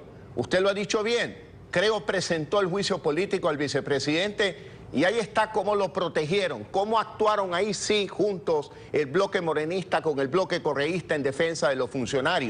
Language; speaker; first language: Spanish; native; Spanish